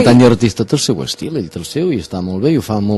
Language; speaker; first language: Catalan; native; Catalan